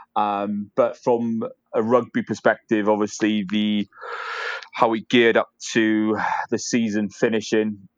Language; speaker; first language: English; native; English